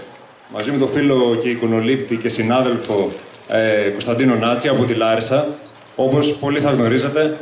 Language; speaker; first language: Greek; native; Greek